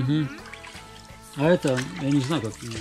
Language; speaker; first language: Russian; native; Russian